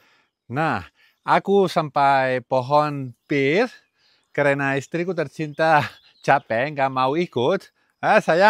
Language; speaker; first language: Indonesian; non-native, learner; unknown